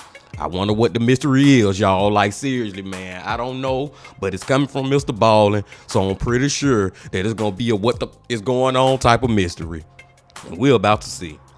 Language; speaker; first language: English; native; English